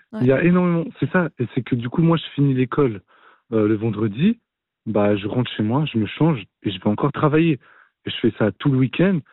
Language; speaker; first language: French; native; French